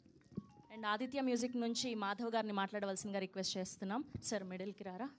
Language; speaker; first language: Telugu; native; Telugu